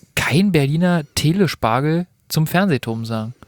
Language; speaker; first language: German; native; German